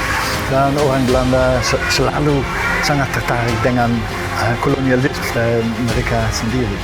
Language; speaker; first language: Indonesian; non-native, fluent; Dutch